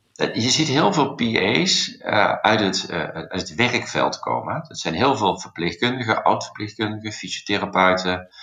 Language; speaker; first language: Dutch; non-native, local second language; Limburgish